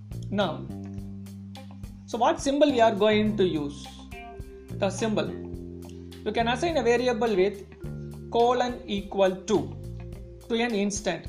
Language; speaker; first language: English; non-native, local second language; Tamil